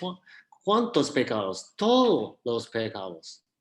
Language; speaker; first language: Spanish; non-native, fluent; English